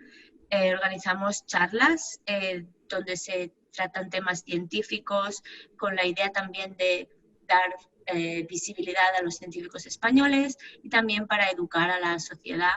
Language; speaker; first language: Spanish; native; Spanish